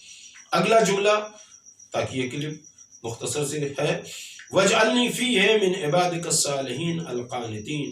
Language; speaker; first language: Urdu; native; Urdu